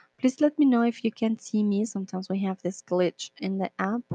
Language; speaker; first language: English; non-native, fluent; Spanish